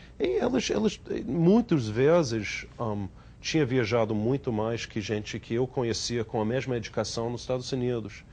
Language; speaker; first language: Portuguese; non-native, fluent; English